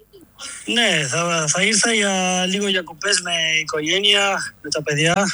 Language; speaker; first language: Greek; non-native, learner; Spanish